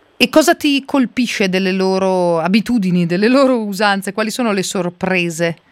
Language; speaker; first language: Italian; native; Italian